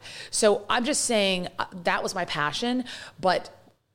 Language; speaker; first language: English; native; English